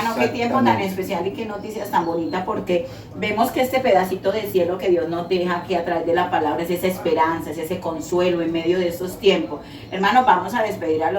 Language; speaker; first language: Spanish; native; Spanish